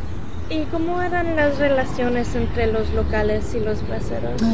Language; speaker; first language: Spanish; early bilingual, heritage; Spanish